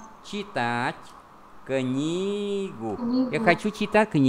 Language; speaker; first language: Russian; non-native, fluent; Vietnamese